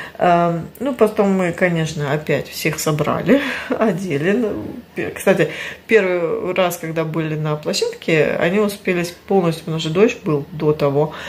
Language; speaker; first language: Russian; early bilingual, heritage; Russian